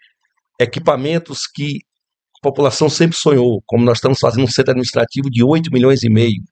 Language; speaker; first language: Portuguese; native; Portuguese